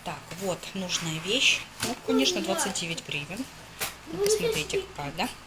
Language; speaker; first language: Russian; native; Russian